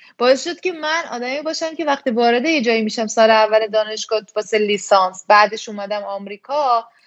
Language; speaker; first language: Persian; native; Persian